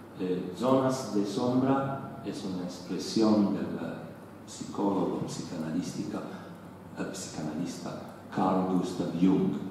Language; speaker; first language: Spanish; non-native, learner; Italian